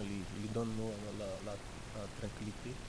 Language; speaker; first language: French; non-native, learner; Portuguese